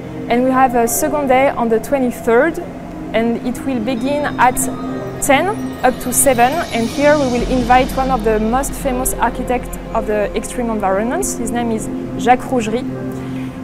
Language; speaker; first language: English; non-native, fluent; French